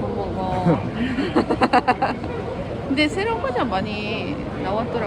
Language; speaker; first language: Korean; non-native, learner; Italian